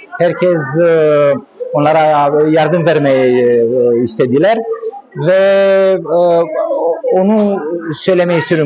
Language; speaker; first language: Turkish; non-native, learner; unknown